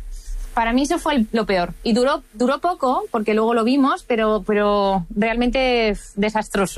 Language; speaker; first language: Spanish; native; Spanish